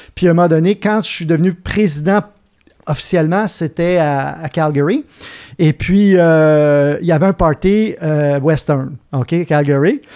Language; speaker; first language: French; native; French